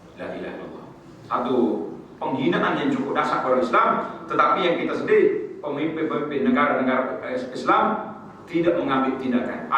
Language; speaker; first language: Malay; native; Malay